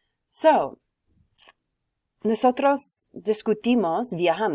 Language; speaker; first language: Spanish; non-native, learner; English